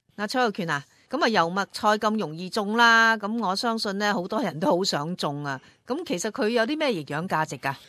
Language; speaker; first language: Cantonese; native; Cantonese